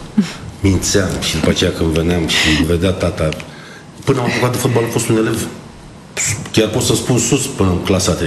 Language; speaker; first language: Romanian; native; Romanian